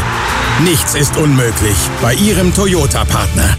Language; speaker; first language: German; native; German